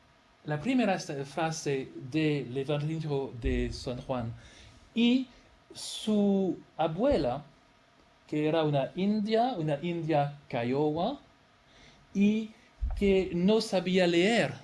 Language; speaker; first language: Spanish; non-native, fluent; French